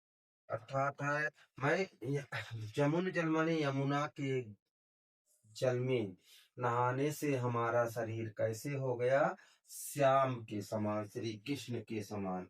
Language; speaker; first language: Hindi; native; Hindi